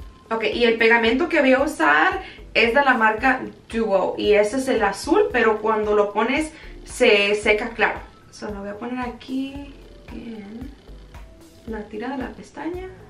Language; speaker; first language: Spanish; early bilingual, heritage; Spanish